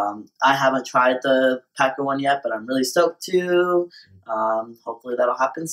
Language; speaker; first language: English; native; English